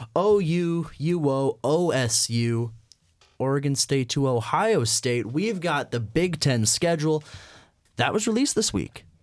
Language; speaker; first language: English; native; English